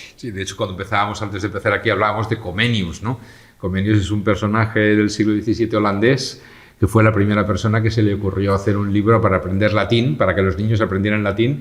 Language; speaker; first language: Spanish; native; Spanish